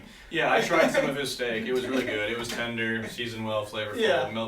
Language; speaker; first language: English; native; English